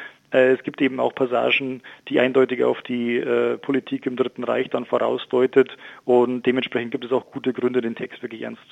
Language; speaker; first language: German; native; German